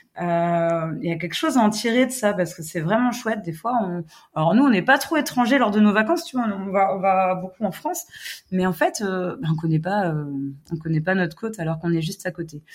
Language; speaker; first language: French; non-native, fluent; English